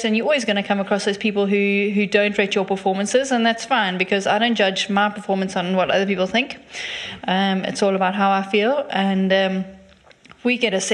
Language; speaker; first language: English; native; English